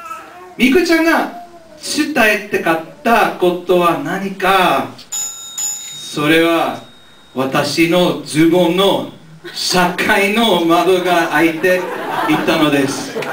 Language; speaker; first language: Japanese; non-native, learner; English